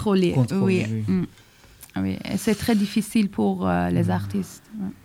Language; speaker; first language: French; non-native, learner; Persian